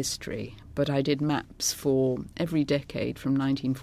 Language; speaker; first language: English; non-native, local second language; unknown